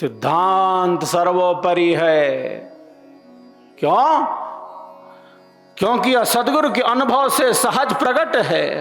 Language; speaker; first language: Hindi; native; Hindi